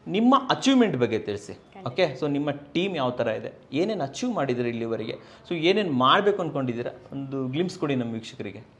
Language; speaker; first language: Kannada; native; Kannada